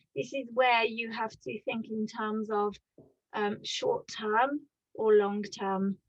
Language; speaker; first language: English; non-native, fluent; French